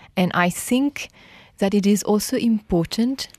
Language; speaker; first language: English; non-native, fluent; Morisyen